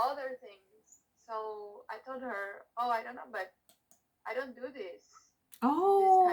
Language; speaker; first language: English; non-native, learner; Portuguese